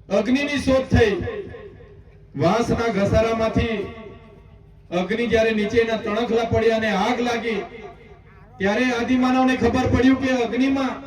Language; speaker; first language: Gujarati; non-native, local second language; Vasavi